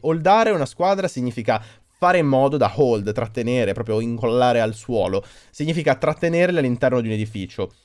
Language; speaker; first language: Italian; native; Italian